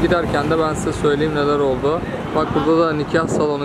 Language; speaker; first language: Turkish; native; Turkish